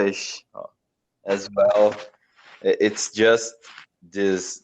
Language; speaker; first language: English; non-native, learner; Portuguese